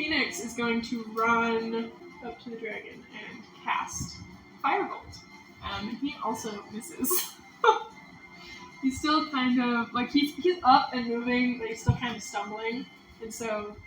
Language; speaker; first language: English; native; English